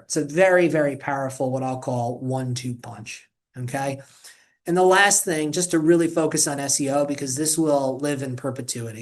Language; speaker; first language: English; native; English